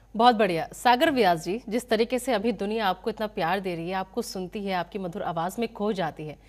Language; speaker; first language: Hindi; native; Hindi